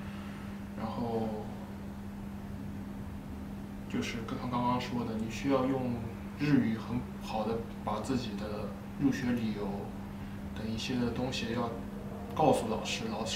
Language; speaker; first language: Chinese; native; Chinese